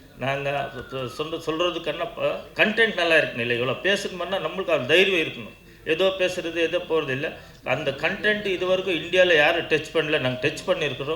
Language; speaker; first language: Tamil; non-native, learner; Kannada